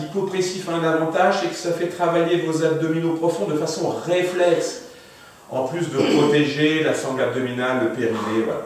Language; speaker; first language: French; native; French